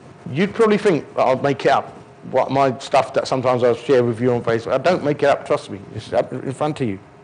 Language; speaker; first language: English; early bilingual, other home language; Punjabi